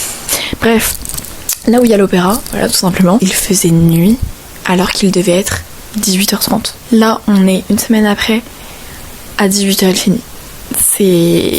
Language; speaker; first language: French; native; French